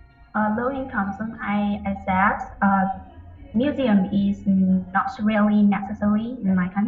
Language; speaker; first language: English; non-native, learner; Vietnamese